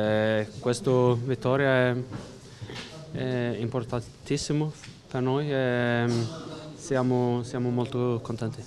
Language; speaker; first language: Italian; non-native, fluent; Swedish